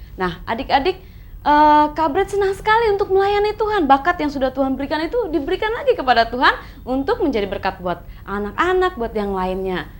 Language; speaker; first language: Indonesian; native; Indonesian